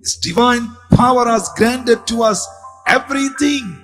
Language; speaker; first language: English; non-native, local second language; Malayalam